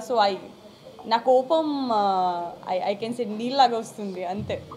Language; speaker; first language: Telugu; non-native, learner; Gujarati